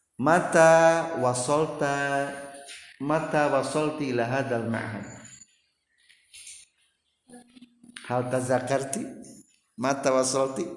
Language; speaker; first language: Arabic; non-native, fluent; Indonesian